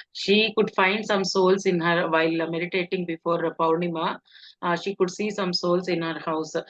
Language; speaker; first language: English; non-native, local second language; Kannada